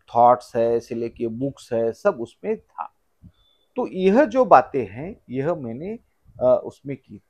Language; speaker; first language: Hindi; non-native, local second language; Marathi